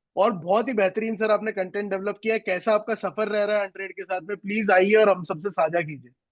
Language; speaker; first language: Hindi; native; Hindi